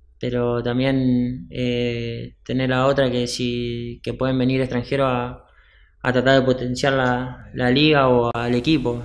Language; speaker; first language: Spanish; native; Spanish